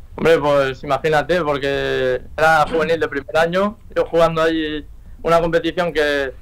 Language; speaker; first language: Spanish; native; Spanish